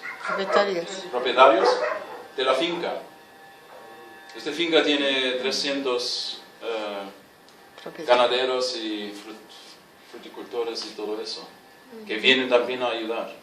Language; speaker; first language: Spanish; non-native, fluent; German